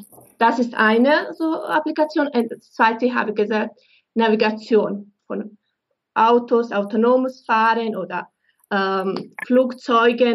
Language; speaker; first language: German; non-native, fluent; Bosnian